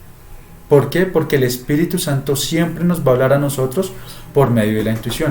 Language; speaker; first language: Spanish; native; Spanish